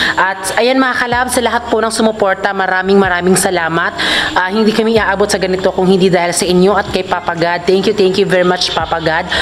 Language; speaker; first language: Filipino; non-native, local second language; Cebuano